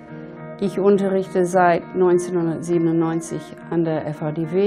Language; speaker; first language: German; non-native, fluent; English